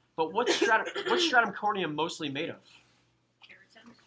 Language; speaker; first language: English; native; English